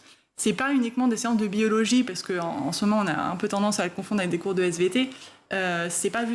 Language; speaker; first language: French; native; French